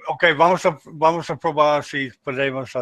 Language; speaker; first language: Spanish; non-native, learner; English